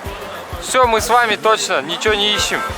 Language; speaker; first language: Russian; non-native, local second language; Kazakh